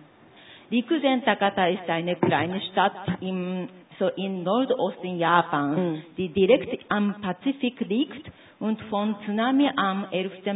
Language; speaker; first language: German; non-native, fluent; Japanese